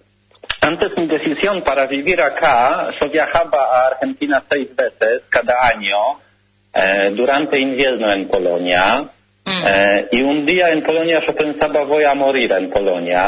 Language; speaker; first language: Spanish; non-native, learner; Polish